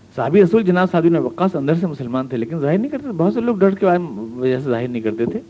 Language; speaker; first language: Urdu; native; Urdu